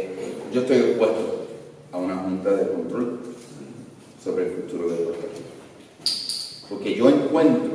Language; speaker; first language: Spanish; early bilingual, other home language; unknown